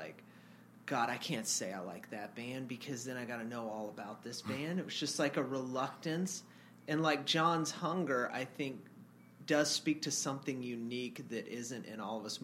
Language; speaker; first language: English; native; English